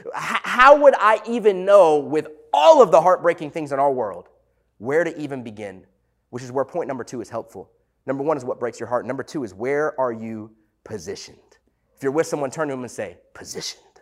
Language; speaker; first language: English; native; English